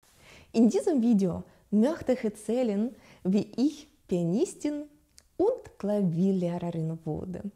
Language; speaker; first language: German; non-native, fluent; Russian